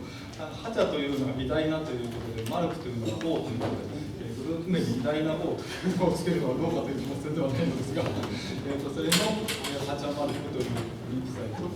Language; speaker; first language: Japanese; native; Japanese